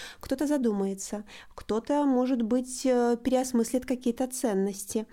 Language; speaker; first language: Russian; native; Russian